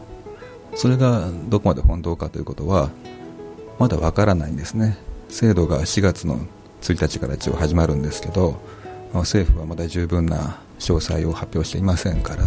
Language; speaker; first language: Japanese; native; Japanese